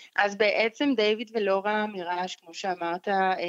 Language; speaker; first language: Hebrew; non-native, fluent; Spanish